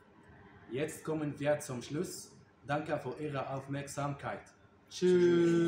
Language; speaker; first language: German; non-native, learner; Arabic